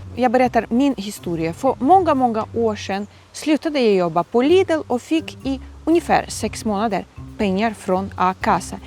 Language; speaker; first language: Swedish; non-native, fluent; Ukrainian